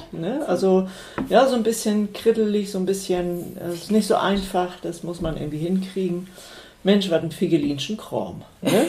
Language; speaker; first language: German; non-native, local second language; Low German